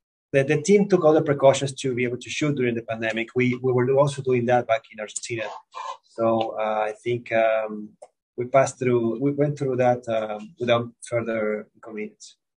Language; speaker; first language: English; non-native, fluent; Spanish